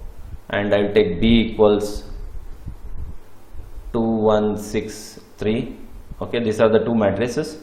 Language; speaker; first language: English; non-native, local second language; Kannada